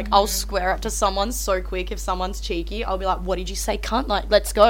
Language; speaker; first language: English; native; English